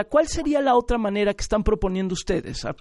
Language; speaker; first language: Spanish; native; Spanish